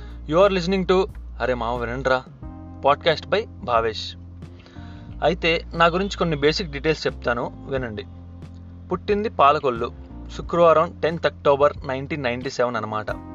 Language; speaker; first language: Telugu; non-native, local second language; Hindi